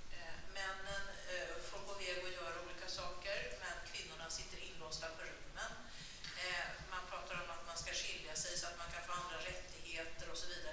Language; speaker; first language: Swedish; native; Swedish